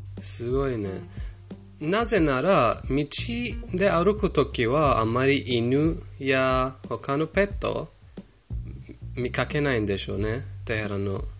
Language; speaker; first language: Japanese; non-native, fluent; Persian